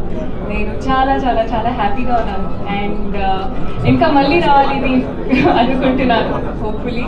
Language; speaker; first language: Telugu; non-native, learner; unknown